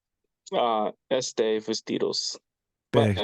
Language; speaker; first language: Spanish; non-native, learner; English